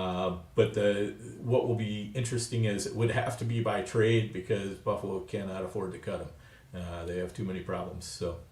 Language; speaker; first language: English; native; English